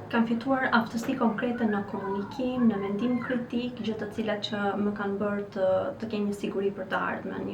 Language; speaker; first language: Albanian; native; Albanian